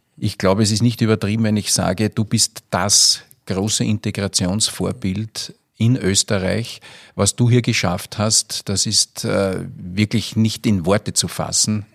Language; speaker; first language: German; native; German